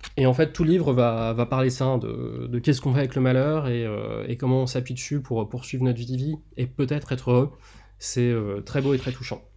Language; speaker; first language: French; native; French